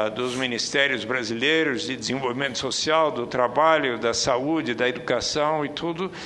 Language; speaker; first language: Portuguese; native; Portuguese